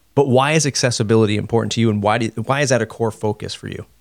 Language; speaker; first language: English; native; English